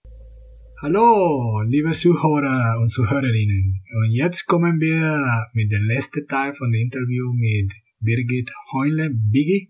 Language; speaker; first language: German; non-native, fluent; Spanish